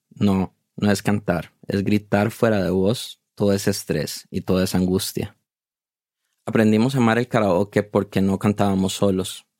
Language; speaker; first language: Spanish; native; Spanish